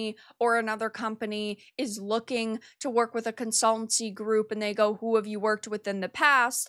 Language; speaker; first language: English; native; English